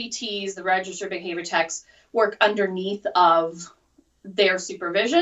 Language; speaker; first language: English; native; English